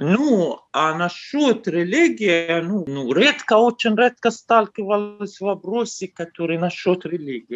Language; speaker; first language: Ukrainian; non-native, learner; Arabic